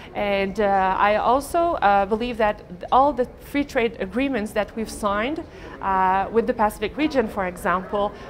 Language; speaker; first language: English; non-native, fluent; French